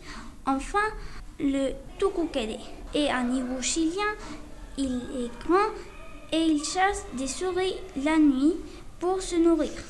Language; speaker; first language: French; non-native, learner; Spanish